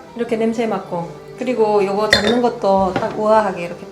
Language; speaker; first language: Korean; native; Korean